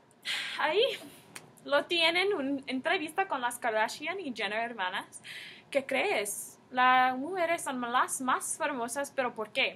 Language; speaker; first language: Spanish; non-native, learner; English